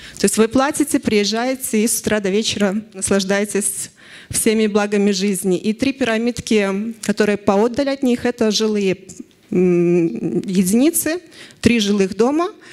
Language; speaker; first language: Russian; native; Russian